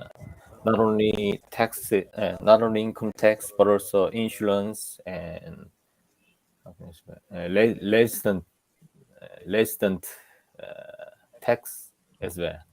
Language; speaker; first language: English; non-native, learner; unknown